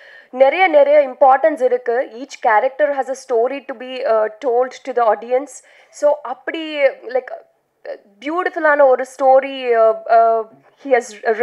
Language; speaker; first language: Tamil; non-native, learner; Telugu